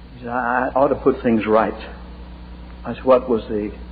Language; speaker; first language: English; native; English